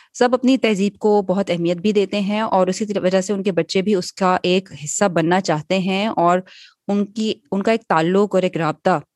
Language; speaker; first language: Urdu; native; Urdu